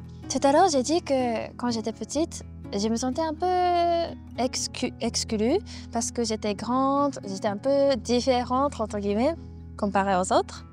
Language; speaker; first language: French; non-native, fluent; Japanese